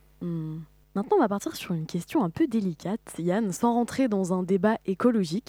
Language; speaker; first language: French; native; French